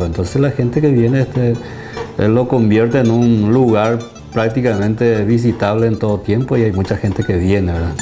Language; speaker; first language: Spanish; native; Spanish